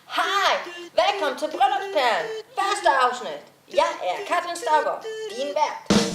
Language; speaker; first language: Danish; non-native, fluent; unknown